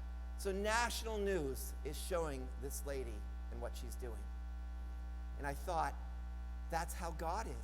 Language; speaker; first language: English; native; English